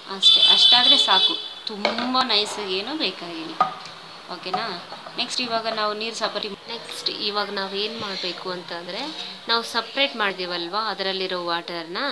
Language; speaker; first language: Kannada; non-native, local second language; Telugu